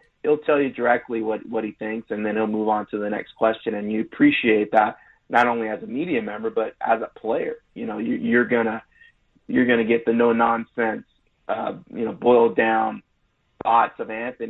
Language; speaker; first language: English; native; English